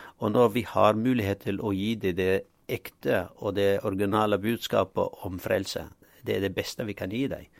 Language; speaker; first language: Norwegian; non-native, fluent; Arabic